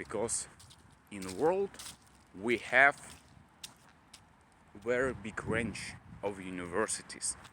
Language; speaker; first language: English; non-native, learner; Russian